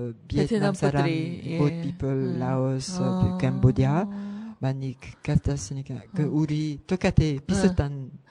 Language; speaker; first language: Korean; non-native, learner; French